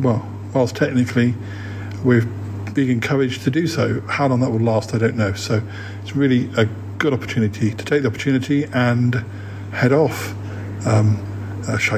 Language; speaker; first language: English; native; English